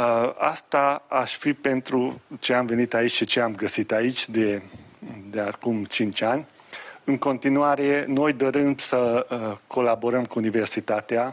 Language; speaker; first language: Romanian; non-native, local second language; Hungarian